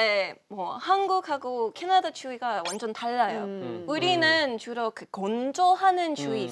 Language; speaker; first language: Korean; non-native, fluent; English